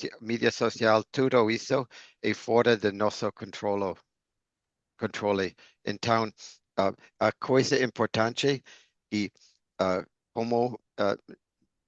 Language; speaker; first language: Portuguese; non-native, learner; English